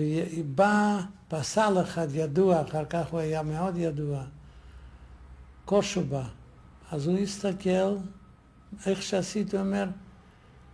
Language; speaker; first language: Hebrew; non-native, fluent; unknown